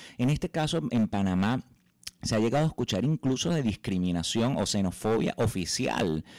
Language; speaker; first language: Spanish; native; Spanish